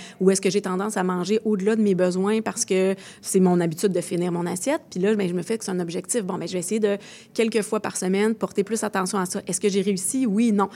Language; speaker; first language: French; native; French